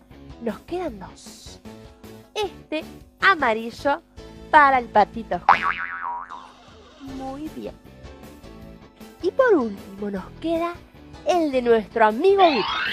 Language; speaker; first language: Spanish; native; Spanish